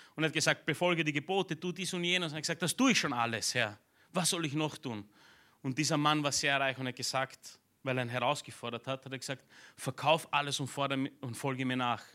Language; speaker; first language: German; early bilingual, other home language; Romanian